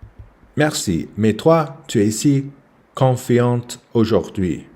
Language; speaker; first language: French; non-native, learner; English